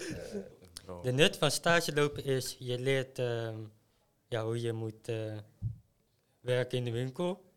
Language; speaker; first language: Dutch; non-native, learner; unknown